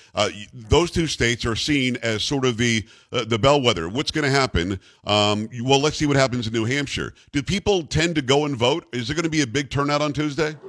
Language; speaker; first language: English; native; English